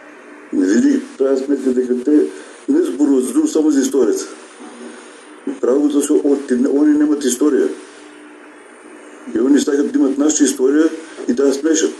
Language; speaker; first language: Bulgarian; non-native, local second language; Macedonian